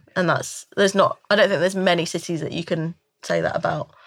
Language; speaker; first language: English; native; English